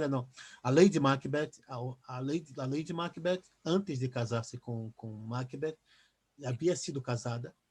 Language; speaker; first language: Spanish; non-native, fluent; Portuguese